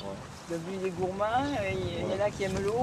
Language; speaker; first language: French; native; French